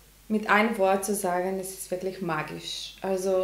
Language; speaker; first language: German; non-native, learner; Macedonian